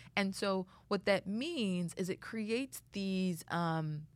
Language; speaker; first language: English; native; English